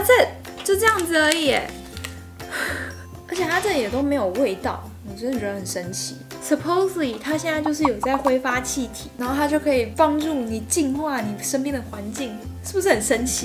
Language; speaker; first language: Chinese; native; Chinese